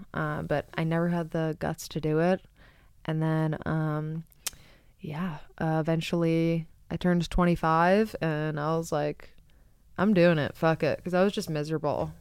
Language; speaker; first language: English; native; English